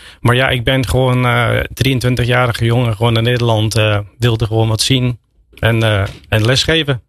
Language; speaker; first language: Dutch; non-native, fluent; English